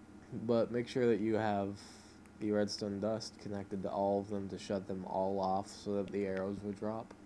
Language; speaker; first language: English; native; English